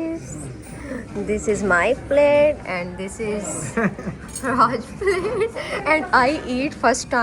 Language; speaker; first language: English; non-native, learner; Urdu